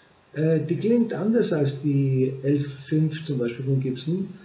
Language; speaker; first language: German; non-native, fluent; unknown